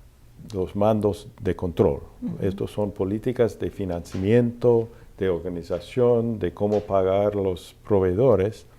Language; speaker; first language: Spanish; non-native, fluent; English